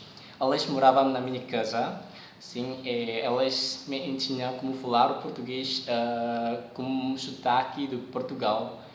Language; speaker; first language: Portuguese; non-native, learner; Indonesian